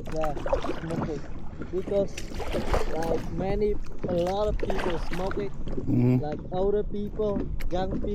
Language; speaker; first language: English; non-native, learner; Vietnamese